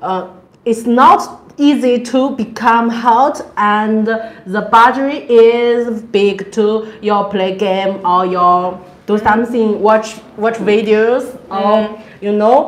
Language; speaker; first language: English; non-native, learner; Chinese